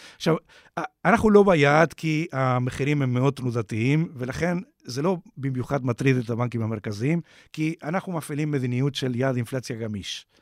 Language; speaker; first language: Hebrew; non-native, fluent; Spanish